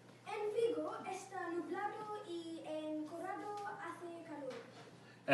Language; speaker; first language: Spanish; non-native, learner; English